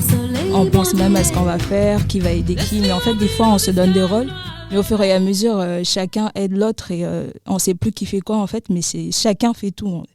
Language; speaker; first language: French; native; French